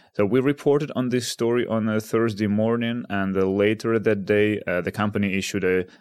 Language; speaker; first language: English; non-native, fluent; Ukrainian